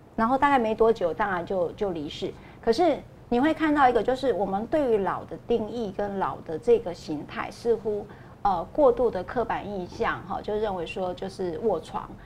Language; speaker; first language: Chinese; non-native, local second language; Min Nan Chinese